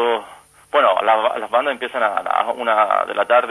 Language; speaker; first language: Spanish; native; Spanish